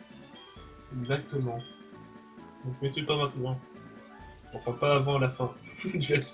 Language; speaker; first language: French; native; French